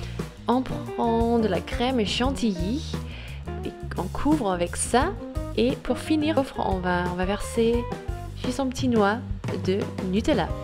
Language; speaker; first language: French; non-native, fluent; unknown